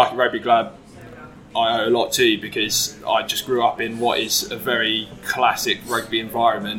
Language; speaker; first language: English; native; English